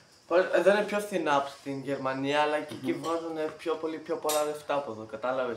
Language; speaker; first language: Greek; early bilingual, heritage; Greek